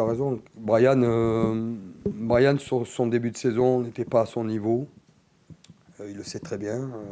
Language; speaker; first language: French; native; French